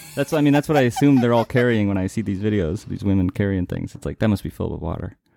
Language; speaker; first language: English; native; English